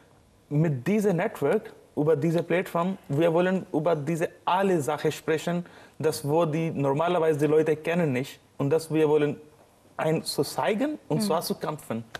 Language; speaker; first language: German; non-native, learner; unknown